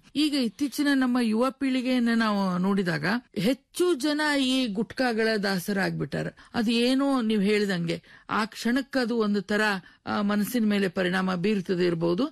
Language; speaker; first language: Kannada; native; Kannada